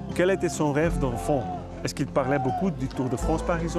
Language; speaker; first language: French; non-native, fluent; Dutch